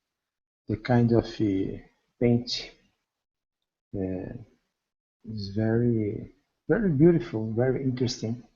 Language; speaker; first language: English; non-native, learner; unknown